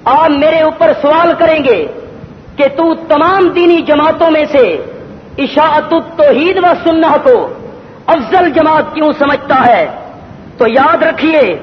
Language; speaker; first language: Urdu; non-native, local second language; Punjabi